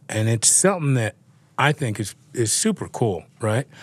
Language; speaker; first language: English; native; English